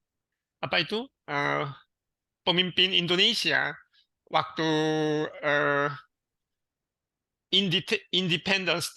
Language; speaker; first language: Indonesian; non-native, learner; Korean